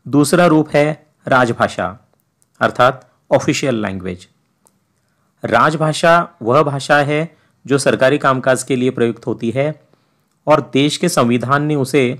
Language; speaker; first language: Hindi; native; Hindi